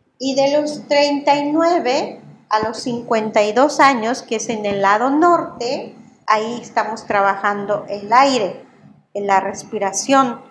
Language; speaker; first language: Spanish; non-native, local second language; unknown